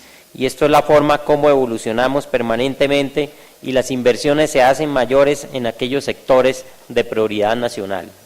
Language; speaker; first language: Spanish; native; Spanish